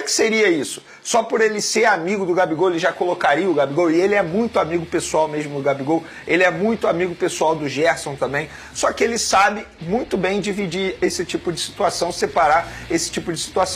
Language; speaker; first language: Portuguese; native; Portuguese